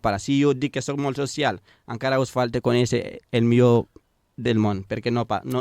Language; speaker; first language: Catalan; non-native, fluent; Fula